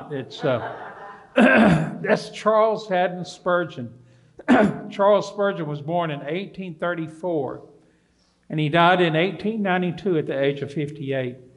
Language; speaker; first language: English; native; English